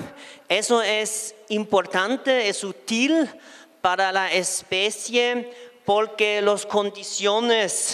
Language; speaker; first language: Spanish; non-native, fluent; German